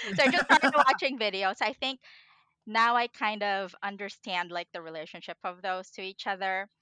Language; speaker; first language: English; non-native, local second language; Filipino